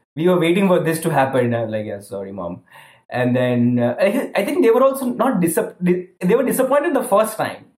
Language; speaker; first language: English; non-native, local second language; Gujarati